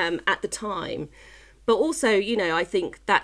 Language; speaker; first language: English; native; English